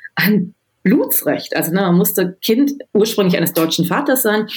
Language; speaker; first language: German; native; German